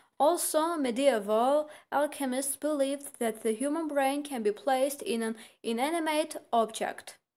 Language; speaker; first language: English; non-native, fluent; Armenian